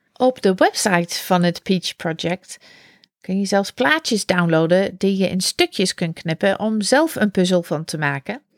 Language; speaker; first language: Dutch; non-native, fluent; English